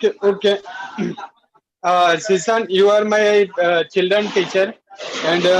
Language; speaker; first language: English; non-native, learner; Hindi